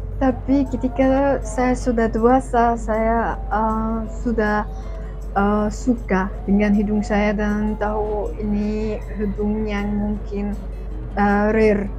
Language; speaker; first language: Indonesian; non-native, fluent; Arabic